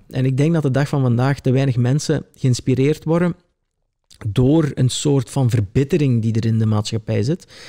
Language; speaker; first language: Dutch; early bilingual, other home language; Italian